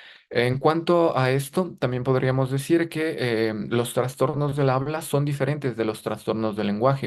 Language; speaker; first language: Spanish; native; Spanish